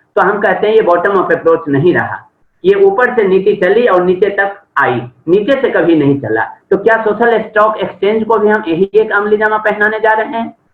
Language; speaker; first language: Hindi; native; Hindi